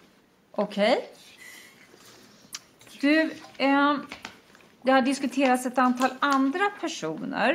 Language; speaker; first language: Swedish; native; Swedish